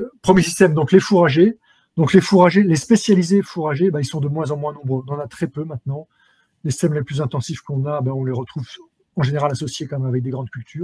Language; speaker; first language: French; native; French